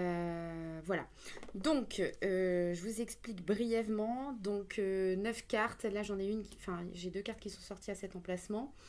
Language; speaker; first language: French; native; French